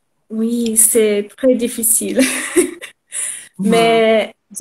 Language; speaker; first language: French; non-native, learner; Portuguese